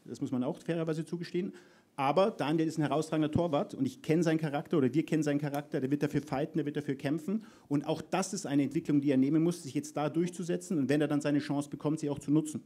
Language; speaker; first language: German; native; German